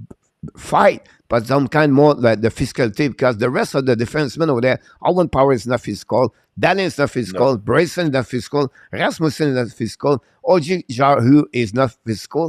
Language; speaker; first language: English; non-native, local second language; French